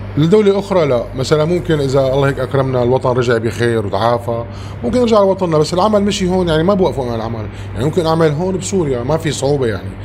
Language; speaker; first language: Arabic; native; Arabic